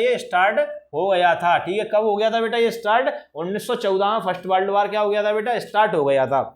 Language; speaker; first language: Hindi; native; Hindi